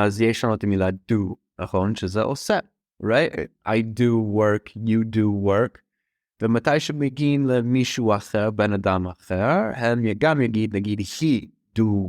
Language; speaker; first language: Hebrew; non-native, fluent; English